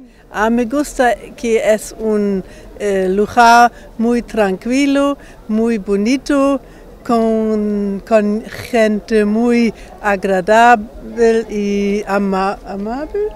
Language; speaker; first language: Spanish; non-native, learner; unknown